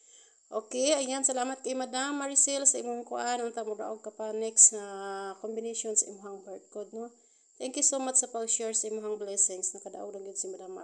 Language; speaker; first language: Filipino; non-native, local second language; Cebuano